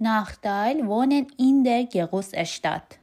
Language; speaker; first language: German; non-native, fluent; Persian